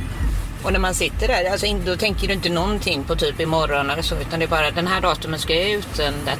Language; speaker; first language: Swedish; native; Swedish